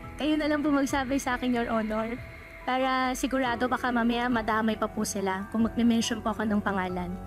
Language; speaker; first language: Filipino; native; Filipino